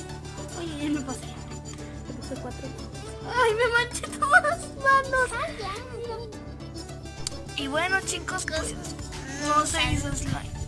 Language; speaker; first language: Spanish; native; Spanish